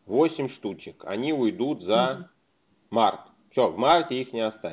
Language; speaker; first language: Russian; native; Russian